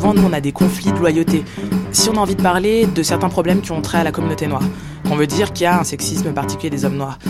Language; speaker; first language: French; native; French